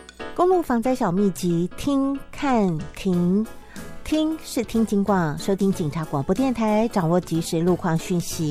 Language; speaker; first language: Chinese; native; Chinese